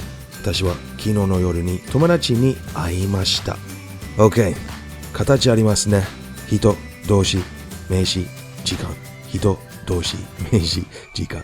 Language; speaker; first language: Japanese; non-native, fluent; English